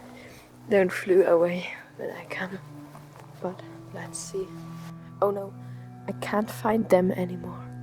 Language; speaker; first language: English; non-native, learner; German